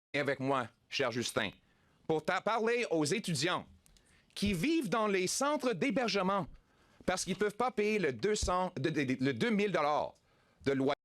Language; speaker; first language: French; non-native, local second language; English